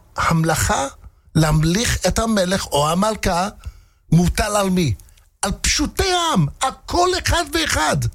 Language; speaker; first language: Hebrew; non-native, fluent; English